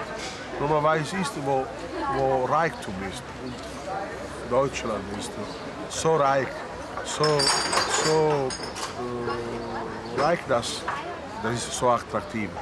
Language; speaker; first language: German; non-native, learner; Italian